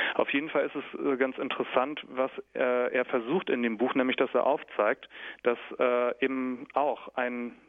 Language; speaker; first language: German; native; German